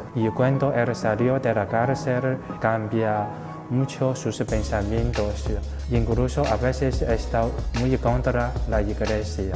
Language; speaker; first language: Spanish; non-native, fluent; Chinese